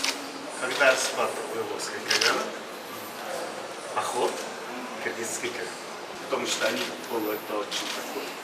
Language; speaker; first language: Russian; non-native, learner; Mongolian